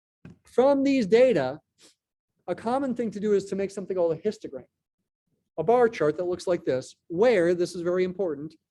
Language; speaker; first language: English; native; English